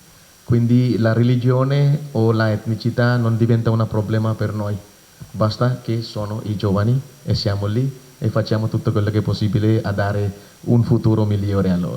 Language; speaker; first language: Italian; non-native, fluent; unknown